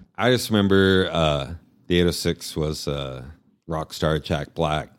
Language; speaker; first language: English; native; English